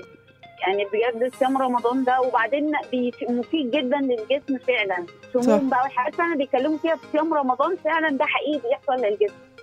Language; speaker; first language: Arabic; native; Arabic